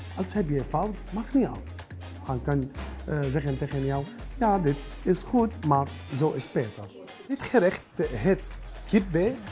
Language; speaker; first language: Dutch; non-native, learner; Arabic